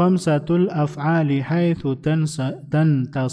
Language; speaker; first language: Arabic; non-native, fluent; Indonesian